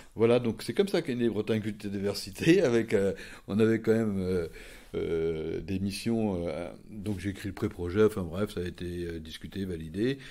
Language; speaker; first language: French; native; French